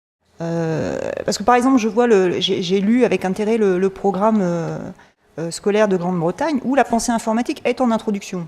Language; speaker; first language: French; native; French